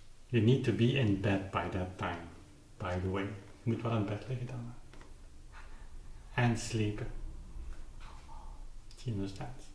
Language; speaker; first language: English; non-native, fluent; Dutch